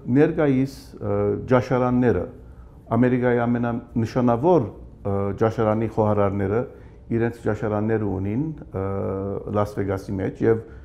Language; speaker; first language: Armenian; native; Armenian